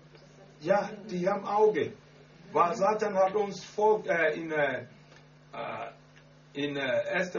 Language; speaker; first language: German; non-native, learner; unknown